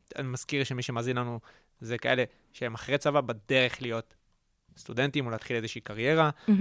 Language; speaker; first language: Hebrew; native; Hebrew